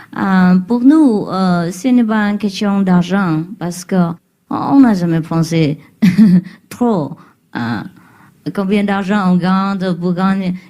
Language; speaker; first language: French; non-native, fluent; Vietnamese